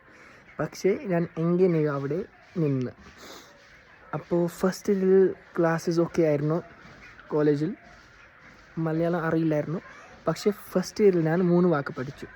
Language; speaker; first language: Malayalam; non-native, local second language; Kashmiri